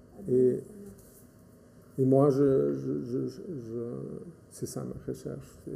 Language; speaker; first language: French; non-native, fluent; Portuguese